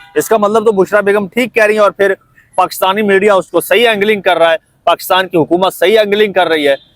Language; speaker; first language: Urdu; non-native, local second language; Punjabi